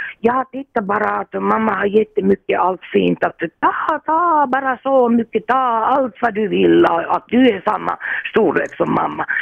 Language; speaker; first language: Swedish; non-native, fluent; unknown